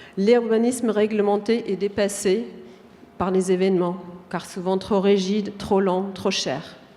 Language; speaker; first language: French; non-native, fluent; German